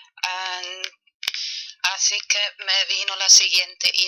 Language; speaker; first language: Spanish; non-native, fluent; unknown